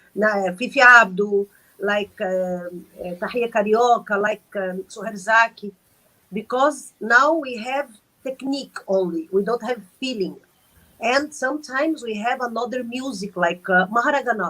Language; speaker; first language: English; non-native, learner; Arabic